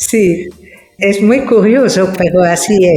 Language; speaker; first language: Spanish; non-native, fluent; French